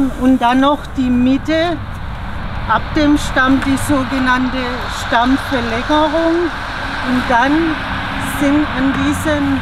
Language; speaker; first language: German; native; German